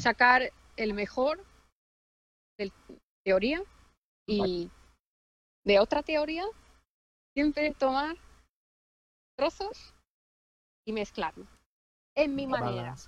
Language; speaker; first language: Spanish; non-native, fluent; Finnish